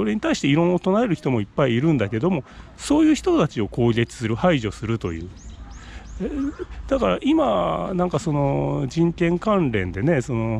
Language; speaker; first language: Japanese; native; Japanese